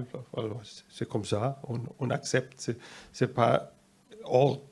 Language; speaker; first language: French; non-native, fluent; German